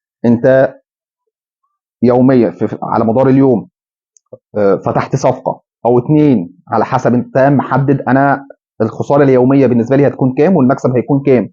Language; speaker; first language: Arabic; native; Arabic